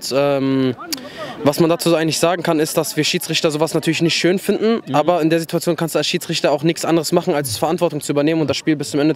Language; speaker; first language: German; native; German